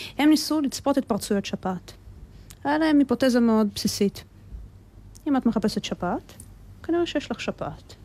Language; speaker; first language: Hebrew; early bilingual, other home language; Russian